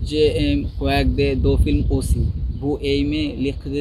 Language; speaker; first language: French; non-native, learner; Bangla